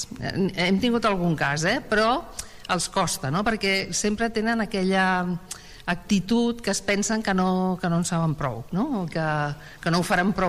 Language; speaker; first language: Catalan; native; Catalan